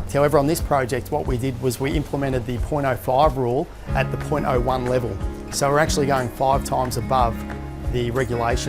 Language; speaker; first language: English; native; English